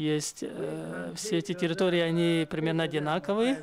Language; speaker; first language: Russian; non-native, fluent; Chinese